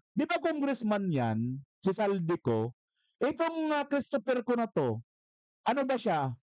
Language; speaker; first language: Filipino; native; Filipino